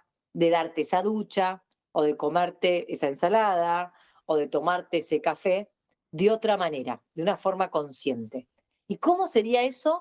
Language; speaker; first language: Spanish; native; Spanish